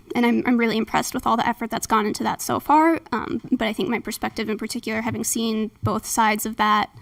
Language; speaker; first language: English; native; English